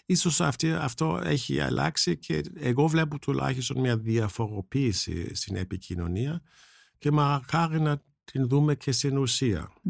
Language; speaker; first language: Greek; non-native, fluent; German